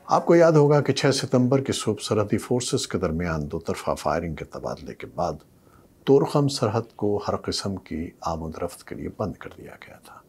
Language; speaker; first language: Urdu; native; Urdu